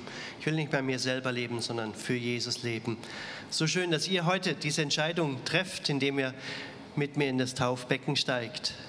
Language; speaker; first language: German; native; German